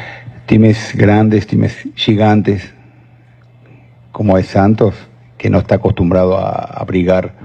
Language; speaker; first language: Portuguese; non-native, learner; Spanish